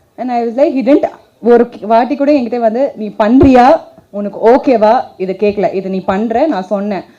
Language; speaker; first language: Tamil; non-native, learner; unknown